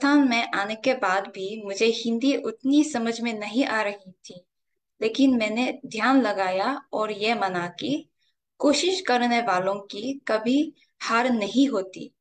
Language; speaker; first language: Hindi; non-native, fluent; Korean